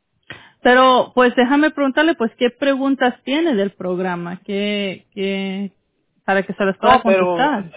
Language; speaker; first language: Spanish; early bilingual, heritage; English